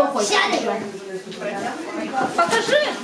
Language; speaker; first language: Russian; non-native, local second language; Romanian